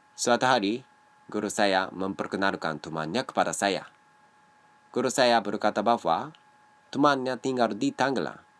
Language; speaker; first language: Indonesian; non-native, learner; Japanese